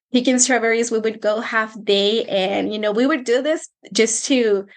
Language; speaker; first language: English; non-native, fluent; Spanish